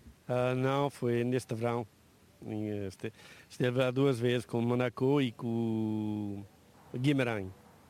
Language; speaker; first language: Portuguese; early bilingual, heritage; Portuguese